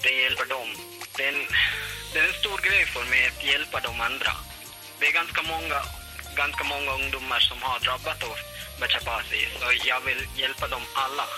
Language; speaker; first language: Swedish; non-native, fluent; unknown